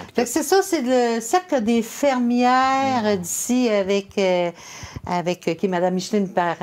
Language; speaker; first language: French; native; French